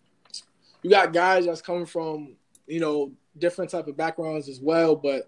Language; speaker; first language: English; native; English